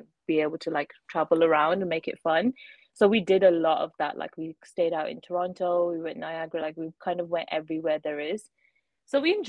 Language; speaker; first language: English; native; English